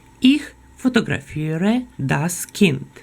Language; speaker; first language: German; non-native, fluent; Ukrainian